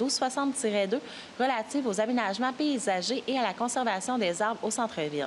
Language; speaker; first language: French; native; French